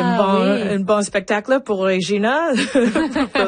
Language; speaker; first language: French; non-native, local second language; English